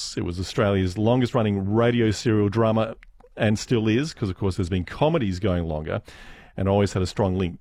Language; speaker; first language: English; native; English